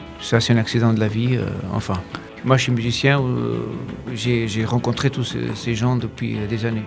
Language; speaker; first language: French; non-native, fluent; Portuguese